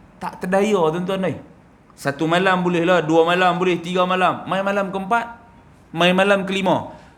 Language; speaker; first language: Malay; native; Malay